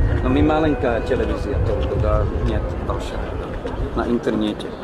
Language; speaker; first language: Russian; non-native, learner; Czech